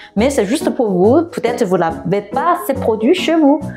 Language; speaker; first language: French; non-native, fluent; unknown